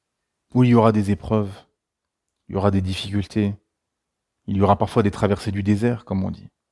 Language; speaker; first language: French; native; French